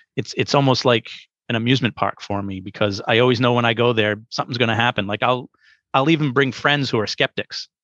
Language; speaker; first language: English; native; English